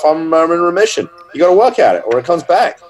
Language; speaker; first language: English; native; English